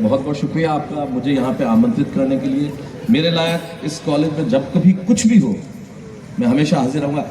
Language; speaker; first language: Hindi; native; Hindi